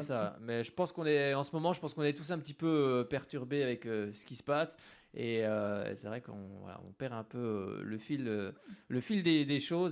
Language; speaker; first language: French; native; French